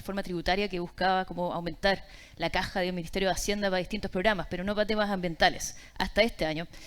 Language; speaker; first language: Spanish; native; Spanish